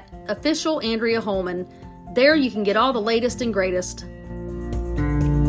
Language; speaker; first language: English; native; English